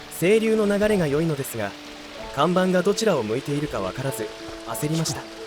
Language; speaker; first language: Japanese; native; Japanese